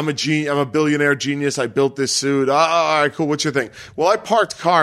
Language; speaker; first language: English; native; English